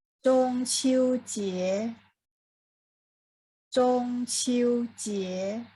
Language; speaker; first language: Chinese; non-native, fluent; Thai